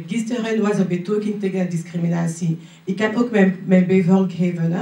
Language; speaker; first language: Dutch; non-native, learner; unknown